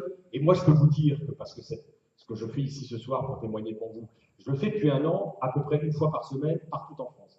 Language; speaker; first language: French; native; French